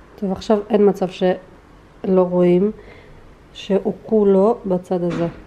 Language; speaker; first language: Hebrew; early bilingual, other home language; Russian